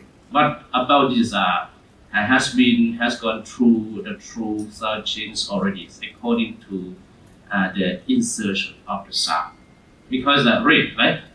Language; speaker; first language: English; non-native, learner; Thai